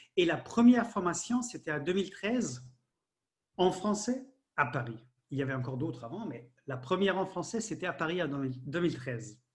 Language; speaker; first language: French; non-native, fluent; German